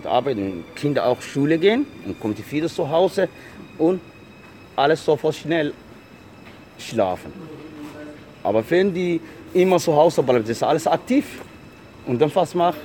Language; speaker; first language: German; non-native, learner; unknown